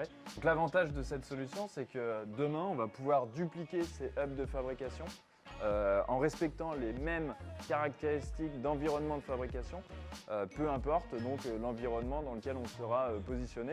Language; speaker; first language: French; native; French